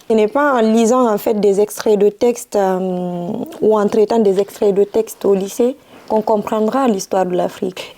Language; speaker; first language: French; non-native, local second language; Fula